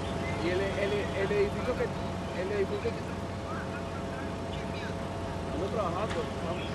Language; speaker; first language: Spanish; native; Spanish